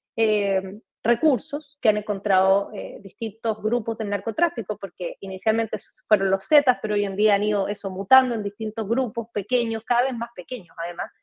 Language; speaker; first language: Spanish; native; Spanish